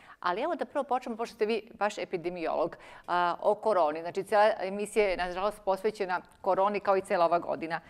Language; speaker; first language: Serbian; native; Serbian